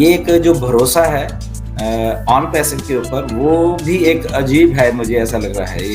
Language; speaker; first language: Hindi; native; Hindi